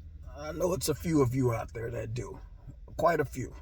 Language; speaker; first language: English; native; English